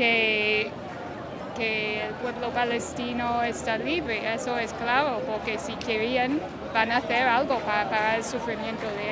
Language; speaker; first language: Spanish; non-native, fluent; English